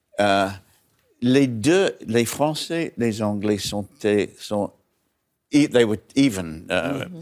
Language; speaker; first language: French; non-native, learner; English